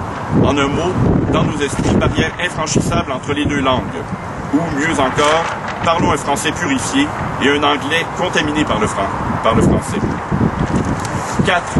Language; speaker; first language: French; native; French